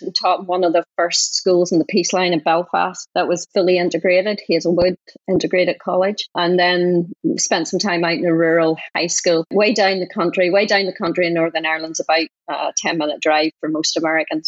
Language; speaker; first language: English; native; English